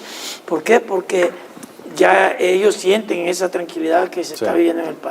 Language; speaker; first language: Spanish; native; Spanish